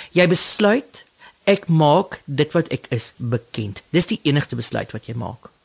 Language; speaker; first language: Afrikaans; native; Afrikaans